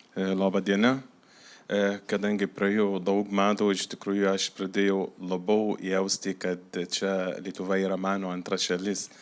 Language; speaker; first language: Lithuanian; non-native, fluent; Arabic